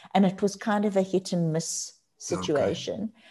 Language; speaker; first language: English; native; English